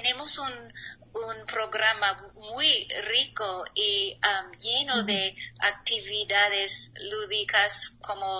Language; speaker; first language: Spanish; non-native, learner; English